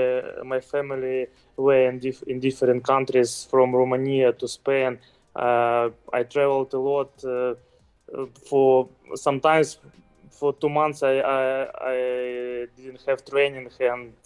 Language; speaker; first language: English; non-native, fluent; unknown